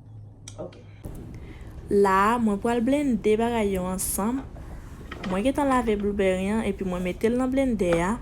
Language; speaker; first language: French; non-native, learner; Haitian Creole